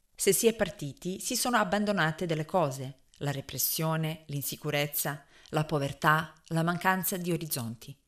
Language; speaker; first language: Italian; non-native, fluent; Serbian